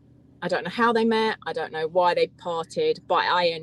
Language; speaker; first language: English; native; English